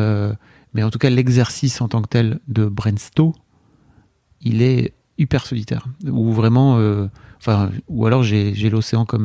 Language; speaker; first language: French; native; French